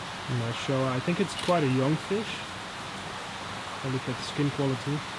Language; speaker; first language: English; non-native, fluent; Dutch